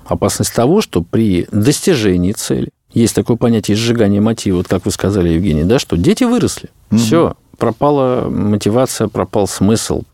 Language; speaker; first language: Russian; native; Russian